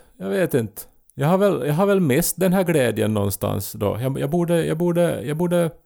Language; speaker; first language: Swedish; native; Swedish